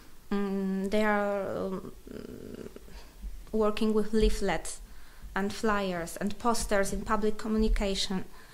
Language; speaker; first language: English; non-native, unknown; Polish